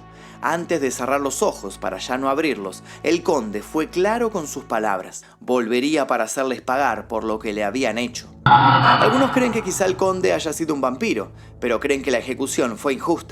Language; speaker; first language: Spanish; native; Spanish